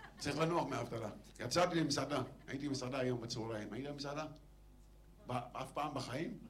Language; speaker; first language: Hebrew; non-native, local second language; Arabic